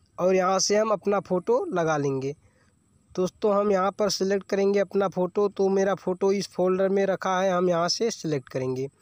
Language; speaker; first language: Hindi; native; Hindi